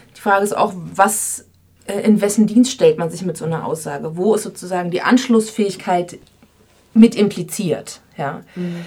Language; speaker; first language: German; native; German